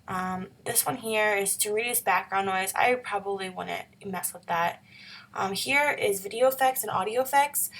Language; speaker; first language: English; native; English